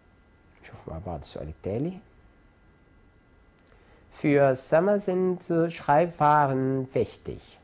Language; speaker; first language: German; non-native, fluent; Arabic